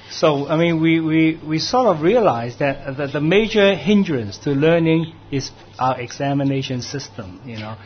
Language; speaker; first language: English; non-native, local second language; Cantonese